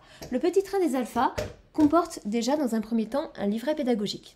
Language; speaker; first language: French; native; French